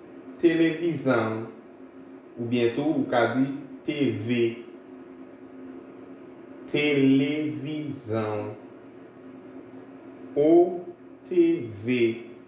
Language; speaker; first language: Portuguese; non-native, fluent; Haitian Creole